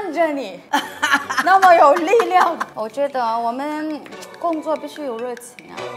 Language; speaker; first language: Chinese; non-native, fluent; Malay